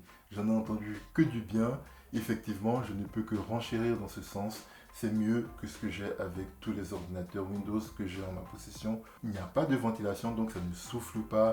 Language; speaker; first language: French; native; French